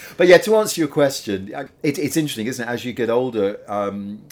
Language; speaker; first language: English; native; English